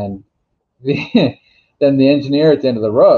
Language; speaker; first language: English; native; English